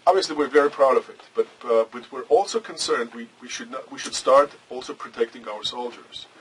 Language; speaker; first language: English; non-native, fluent; Armenian